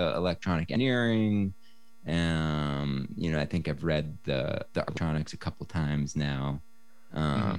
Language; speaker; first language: English; native; English